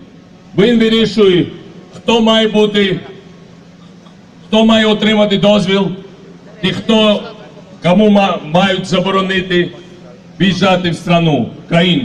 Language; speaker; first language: Ukrainian; non-native, fluent; Georgian